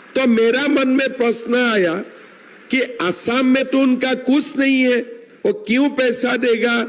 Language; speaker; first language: Hindi; non-native, local second language; Assamese